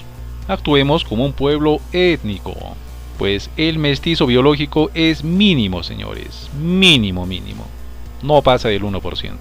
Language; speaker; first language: Spanish; native; Spanish